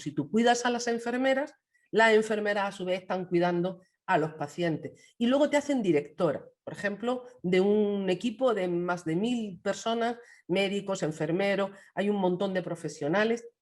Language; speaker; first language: Spanish; native; Spanish